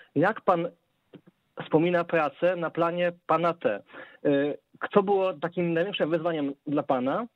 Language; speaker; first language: Polish; native; Polish